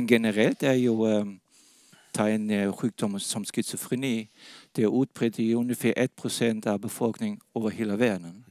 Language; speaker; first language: Swedish; non-native, fluent; Danish